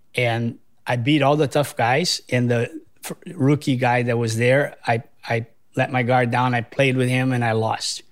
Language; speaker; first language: English; non-native, fluent; Portuguese